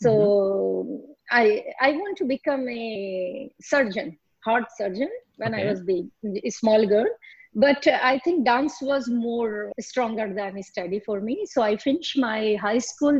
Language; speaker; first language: English; non-native, local second language; Hindi